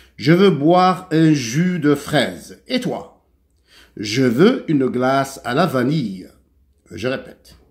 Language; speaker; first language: French; non-native, local second language; Arabic